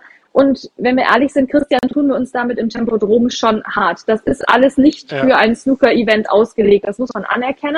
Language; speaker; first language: German; native; German